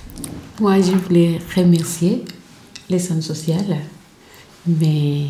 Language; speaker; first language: French; non-native, learner; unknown